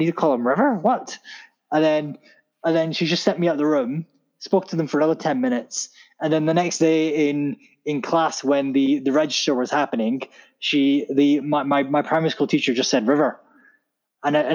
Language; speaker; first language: English; native; English